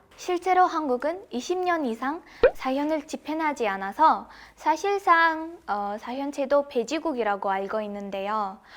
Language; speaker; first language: Korean; non-native, fluent; Kazakh